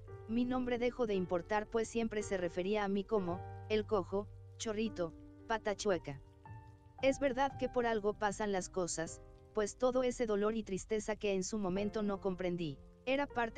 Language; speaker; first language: Spanish; native; Spanish